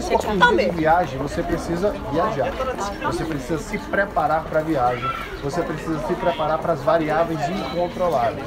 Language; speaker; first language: Portuguese; native; Portuguese